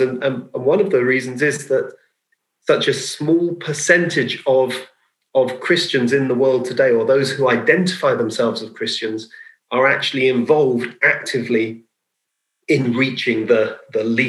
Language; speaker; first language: English; native; English